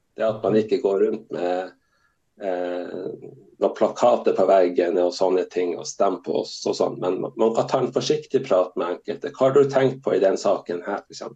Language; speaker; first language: Norwegian; native; Norwegian